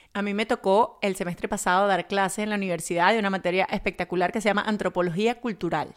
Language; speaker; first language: Spanish; native; Spanish